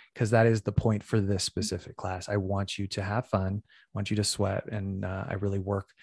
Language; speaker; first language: English; native; English